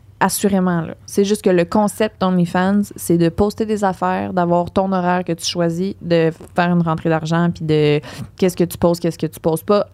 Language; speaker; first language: French; native; French